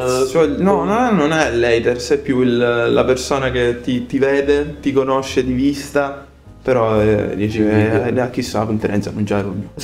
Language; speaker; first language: Italian; native; Italian